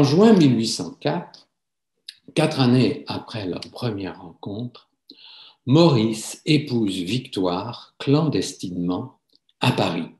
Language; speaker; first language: French; native; French